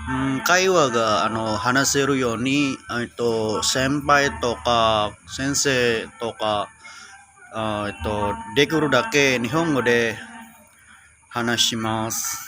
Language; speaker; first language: Japanese; non-native, learner; Indonesian